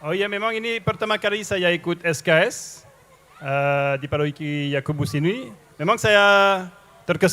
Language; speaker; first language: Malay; non-native, fluent; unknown